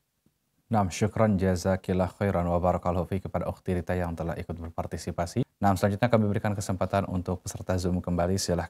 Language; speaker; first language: Indonesian; native; Indonesian